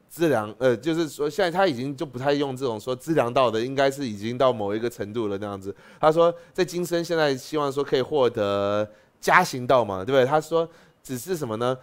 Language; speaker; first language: Chinese; native; Chinese